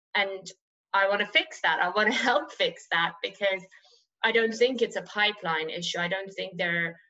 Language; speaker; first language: English; non-native, fluent; Persian